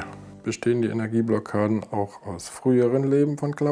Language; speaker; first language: German; native; German